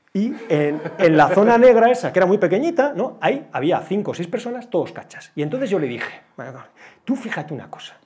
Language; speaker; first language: Spanish; native; Spanish